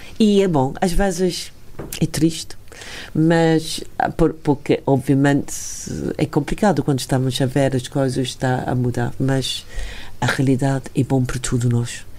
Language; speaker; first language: Portuguese; non-native, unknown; English